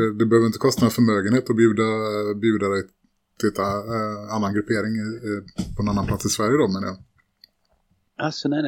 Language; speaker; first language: Swedish; native; Swedish